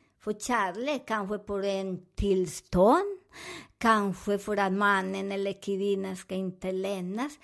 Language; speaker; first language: Swedish; non-native, fluent; Spanish